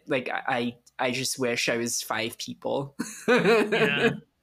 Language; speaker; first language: English; non-native, local second language; Filipino